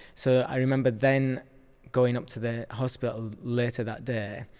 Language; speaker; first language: English; native; English